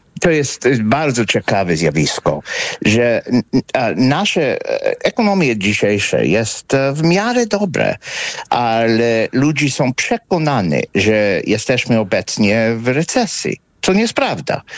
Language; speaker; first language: Polish; non-native, fluent; English